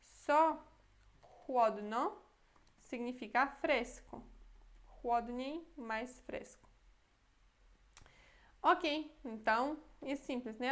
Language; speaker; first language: Portuguese; non-native, fluent; Polish